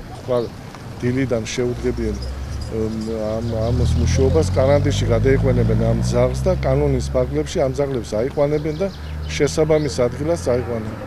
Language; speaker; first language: Georgian; native; Georgian